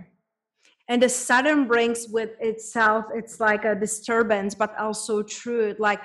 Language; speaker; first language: English; non-native, fluent; Czech